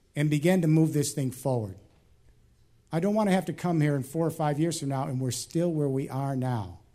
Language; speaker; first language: English; native; English